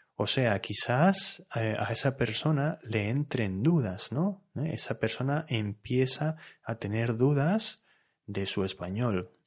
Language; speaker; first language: Spanish; native; Spanish